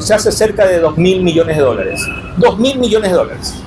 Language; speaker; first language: Spanish; native; Spanish